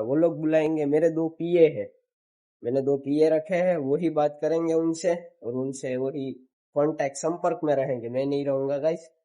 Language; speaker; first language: Hindi; non-native, local second language; Gujarati